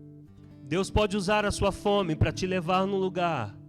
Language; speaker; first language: Portuguese; native; Portuguese